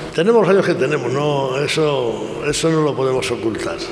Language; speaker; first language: Spanish; native; Spanish